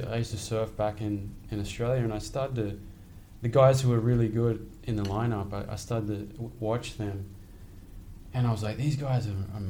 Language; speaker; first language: English; native; English